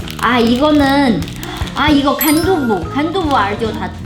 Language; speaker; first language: Korean; non-native, learner; Chinese